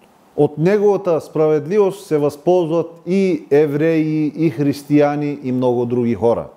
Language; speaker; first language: Bulgarian; non-native, local second language; Turkish